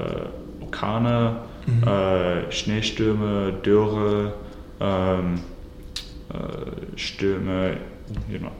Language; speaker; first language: German; non-native, learner; English